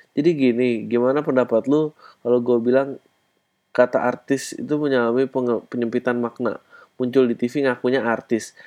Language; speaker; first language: Indonesian; native; Indonesian